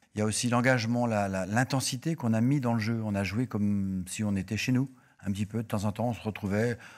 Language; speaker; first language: French; native; French